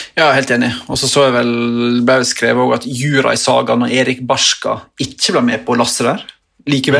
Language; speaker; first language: Norwegian; native; Norwegian